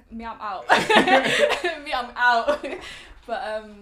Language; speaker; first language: English; native; English